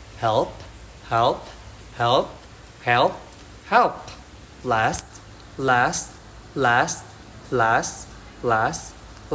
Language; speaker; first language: English; non-native, learner; Indonesian